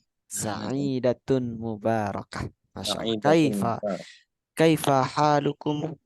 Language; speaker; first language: Arabic; non-native, fluent; Indonesian